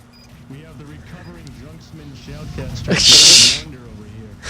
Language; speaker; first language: English; native; English